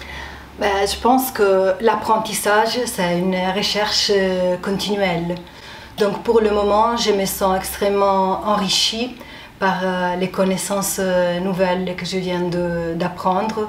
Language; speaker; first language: French; non-native, fluent; Italian